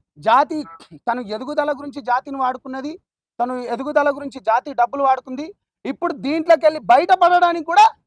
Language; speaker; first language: Telugu; non-native, local second language; Lambadi